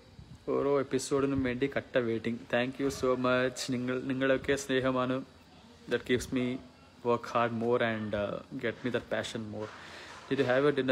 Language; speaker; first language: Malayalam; early bilingual, heritage; Malayalam